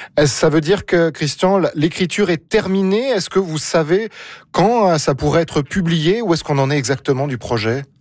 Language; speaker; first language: French; native; French